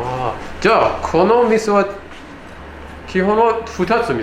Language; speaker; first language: Japanese; non-native, learner; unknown